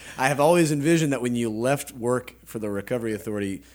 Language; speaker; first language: English; native; English